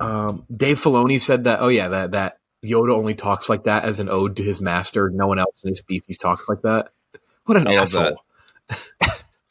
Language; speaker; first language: English; native; English